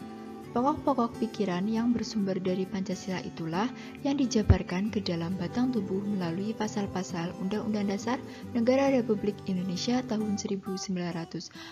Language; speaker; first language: Indonesian; native; Indonesian